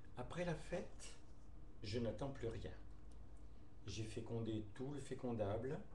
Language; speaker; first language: French; native; French